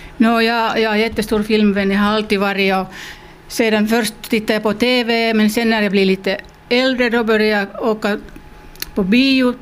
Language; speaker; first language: Swedish; non-native, local second language; Finnish